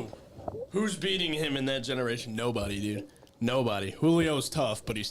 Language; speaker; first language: English; native; English